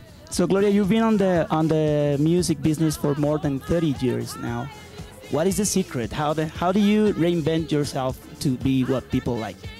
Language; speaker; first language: English; non-native, fluent; Spanish